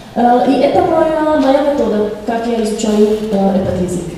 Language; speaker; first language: Russian; non-native, learner; Slovak